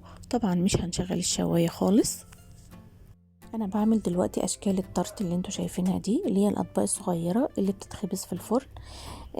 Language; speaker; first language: Arabic; native; Arabic